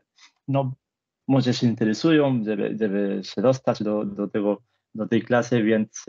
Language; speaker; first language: Polish; non-native, fluent; Spanish